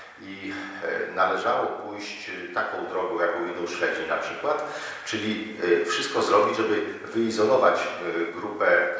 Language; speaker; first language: Polish; native; Polish